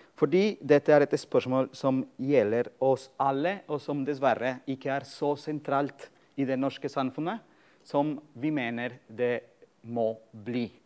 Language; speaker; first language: Norwegian; non-native, fluent; Spanish